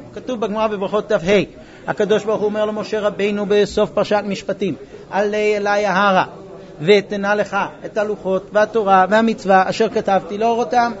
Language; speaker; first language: Hebrew; non-native, fluent; English